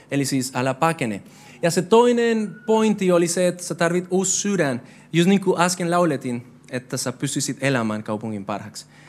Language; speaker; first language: Finnish; non-native, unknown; Spanish